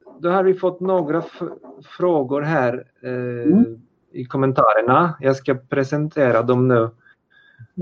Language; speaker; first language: Swedish; non-native, fluent; Polish